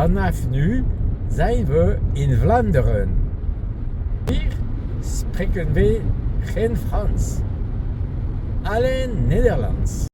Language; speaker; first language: Dutch; non-native, learner; French